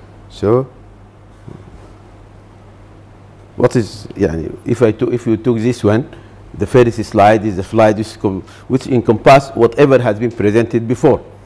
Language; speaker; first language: English; non-native, fluent; Arabic